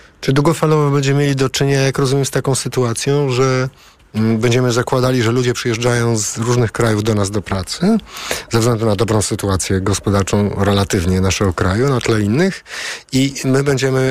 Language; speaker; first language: Polish; native; Polish